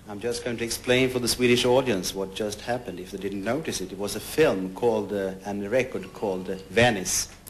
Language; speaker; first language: English; non-native, fluent; Swedish